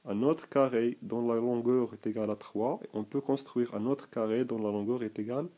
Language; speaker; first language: French; non-native, local second language; Arabic